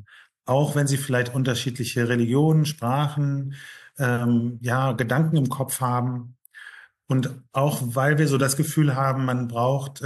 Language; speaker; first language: German; native; German